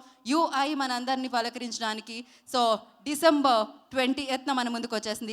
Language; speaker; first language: Telugu; native; Telugu